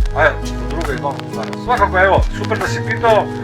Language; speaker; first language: Croatian; native; Croatian